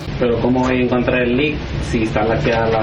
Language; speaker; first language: Spanish; native; Spanish